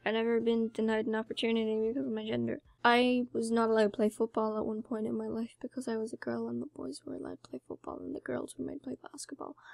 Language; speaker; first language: English; native; English